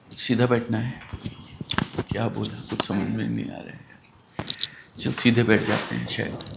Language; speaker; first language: Hindi; native; Hindi